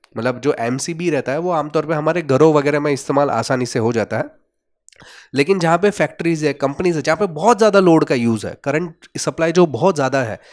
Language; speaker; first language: Hindi; non-native, local second language; Gujarati